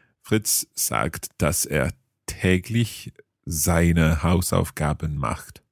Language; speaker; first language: German; non-native, learner; English